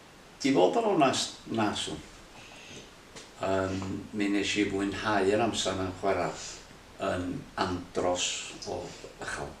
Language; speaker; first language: Welsh; native; Welsh